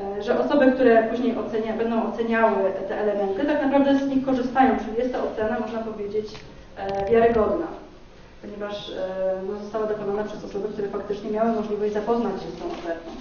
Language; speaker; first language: Polish; native; Polish